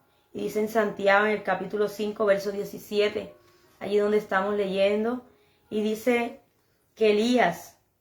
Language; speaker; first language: Spanish; native; Spanish